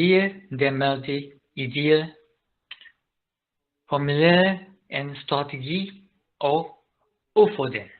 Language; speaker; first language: Danish; non-native, learner; Japanese